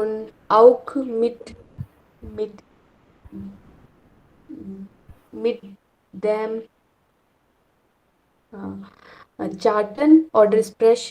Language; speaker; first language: German; non-native, learner; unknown